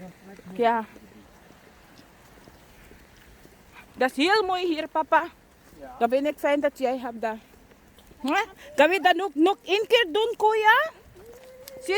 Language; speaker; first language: Dutch; non-native, learner; Filipino